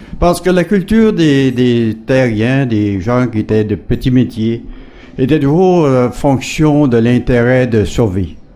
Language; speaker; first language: French; native; French